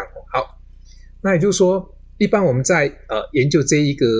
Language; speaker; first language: Chinese; native; Chinese